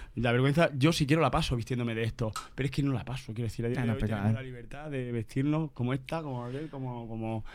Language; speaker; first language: Spanish; native; Spanish